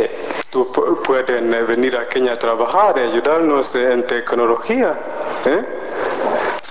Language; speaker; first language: Spanish; non-native, learner; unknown